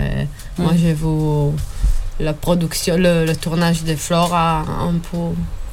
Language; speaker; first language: French; non-native, learner; Hebrew